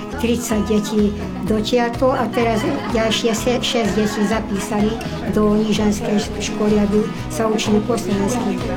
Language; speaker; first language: Slovak; early bilingual, heritage; Slovak